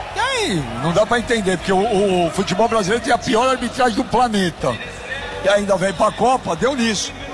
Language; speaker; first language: Portuguese; native; Portuguese